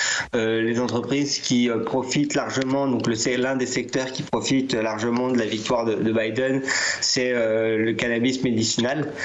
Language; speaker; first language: French; native; French